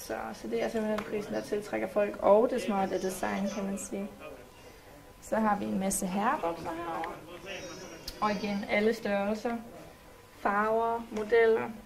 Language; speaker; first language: Danish; native; Danish